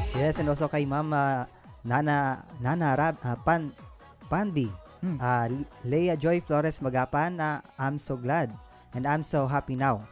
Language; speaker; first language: English; non-native, local second language; Filipino